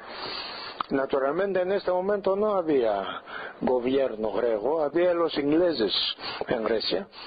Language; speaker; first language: Spanish; non-native, fluent; Greek